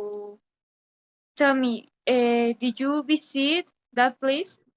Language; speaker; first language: English; non-native, learner; Spanish